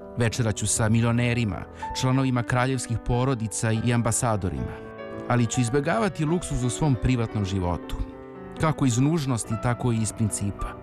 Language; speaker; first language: Serbian; native; Serbian